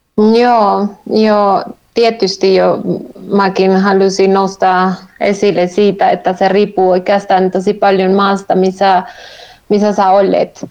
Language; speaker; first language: Finnish; non-native, fluent; Spanish